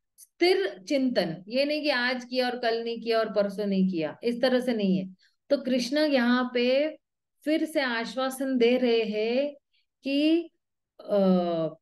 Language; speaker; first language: Hindi; native; Hindi